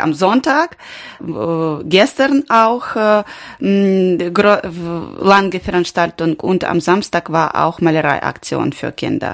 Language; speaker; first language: German; non-native, learner; Ukrainian